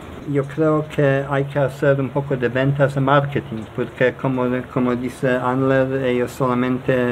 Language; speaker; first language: Spanish; non-native, learner; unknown